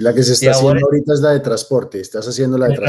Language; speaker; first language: Spanish; native; Spanish